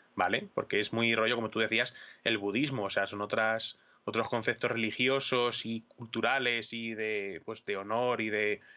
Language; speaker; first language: Spanish; native; Spanish